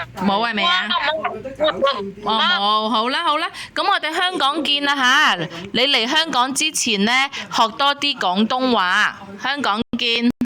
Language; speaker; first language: Chinese; native; Chinese